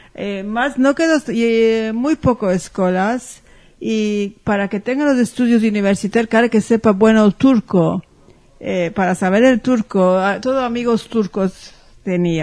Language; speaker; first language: Spanish; early bilingual, heritage; Ladino